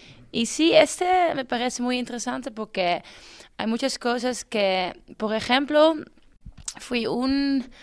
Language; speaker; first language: Spanish; non-native, fluent; Dutch